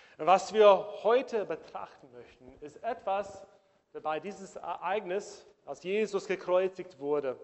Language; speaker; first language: German; non-native, fluent; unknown